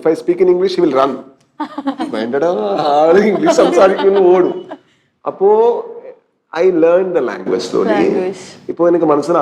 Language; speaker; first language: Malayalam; non-native, learner; Kannada